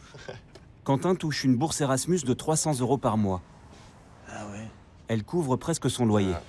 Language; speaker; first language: French; native; French